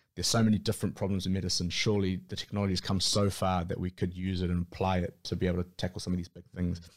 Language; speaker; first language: English; native; English